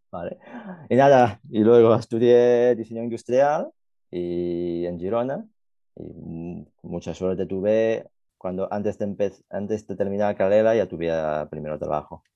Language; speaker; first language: Spanish; non-native, fluent; Chinese